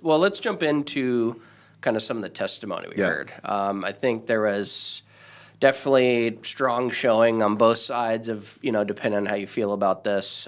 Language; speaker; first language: English; native; English